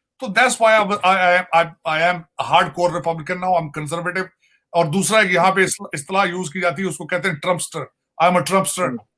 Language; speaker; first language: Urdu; non-native, local second language; Punjabi